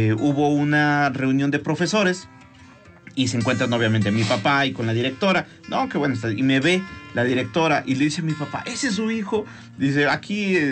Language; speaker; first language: Spanish; native; Spanish